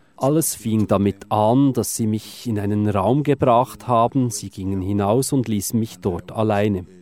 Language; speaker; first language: German; native; German